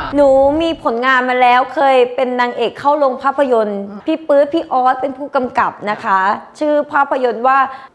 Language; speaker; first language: Thai; early bilingual, other home language; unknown